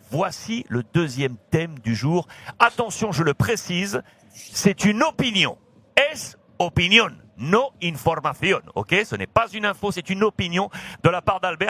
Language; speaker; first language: French; native; French